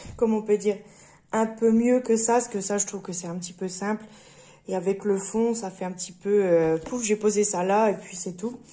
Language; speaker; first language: French; native; French